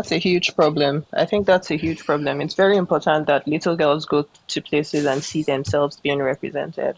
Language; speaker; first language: English; non-native, local second language; Yoruba